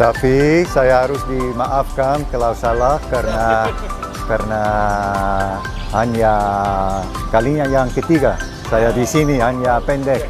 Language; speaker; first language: Indonesian; non-native, learner; Dutch